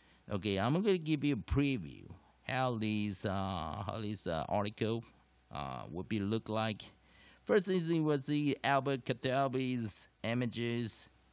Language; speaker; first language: English; non-native, fluent; Chinese